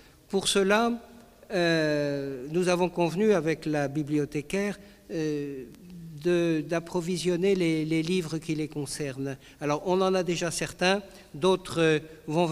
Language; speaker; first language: French; native; French